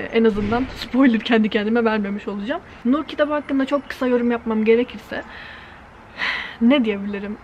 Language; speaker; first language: Turkish; native; Turkish